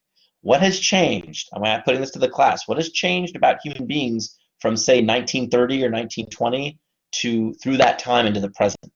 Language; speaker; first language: English; native; English